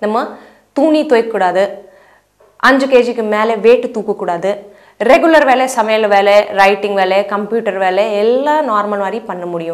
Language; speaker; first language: Tamil; non-native, fluent; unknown